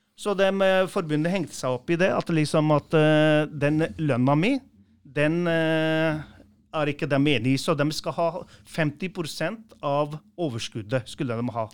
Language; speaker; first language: Norwegian; early bilingual, other home language; Urdu